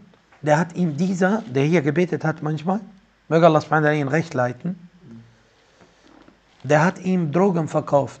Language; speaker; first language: German; non-native, fluent; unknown